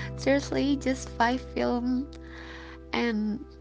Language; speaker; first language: English; non-native, fluent; Indonesian